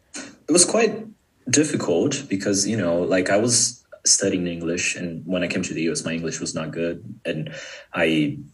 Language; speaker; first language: English; non-native, fluent; Portuguese